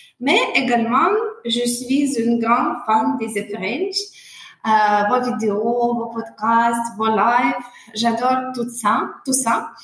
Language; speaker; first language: French; native; French